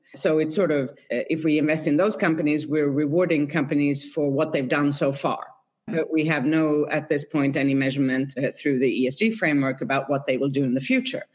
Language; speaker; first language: English; non-native, fluent; Swedish